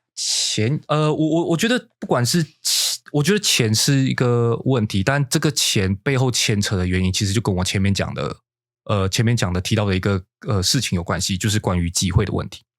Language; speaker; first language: Chinese; native; Chinese